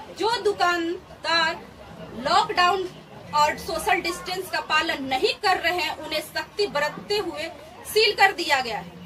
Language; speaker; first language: Hindi; native; Hindi